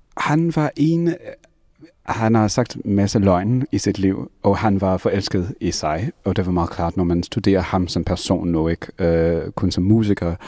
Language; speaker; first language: Danish; non-native, fluent; English